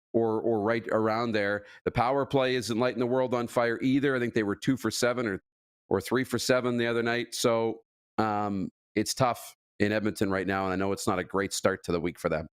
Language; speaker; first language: English; native; English